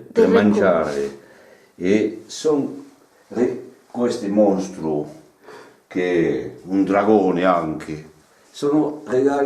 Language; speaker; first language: Italian; non-native, learner; French